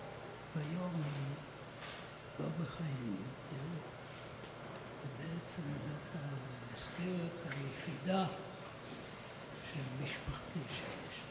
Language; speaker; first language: Hebrew; non-native, fluent; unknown